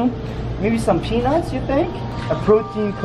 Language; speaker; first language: English; native; English